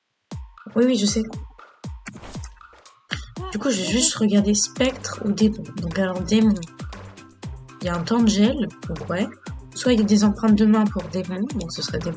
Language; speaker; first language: French; native; French